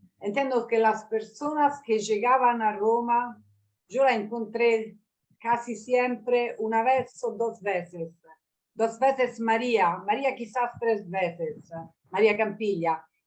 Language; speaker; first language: Spanish; non-native, learner; Italian